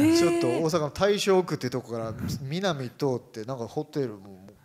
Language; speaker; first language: Japanese; native; Japanese